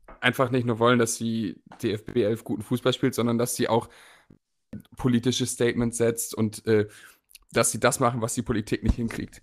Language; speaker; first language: German; native; German